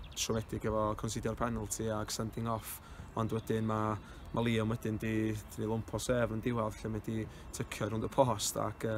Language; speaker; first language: Welsh; native; Welsh